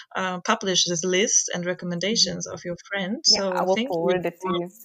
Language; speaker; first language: English; non-native, fluent; German